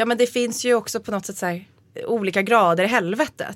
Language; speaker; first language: Swedish; native; Swedish